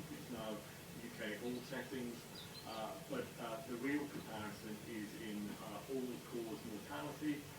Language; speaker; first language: English; native; English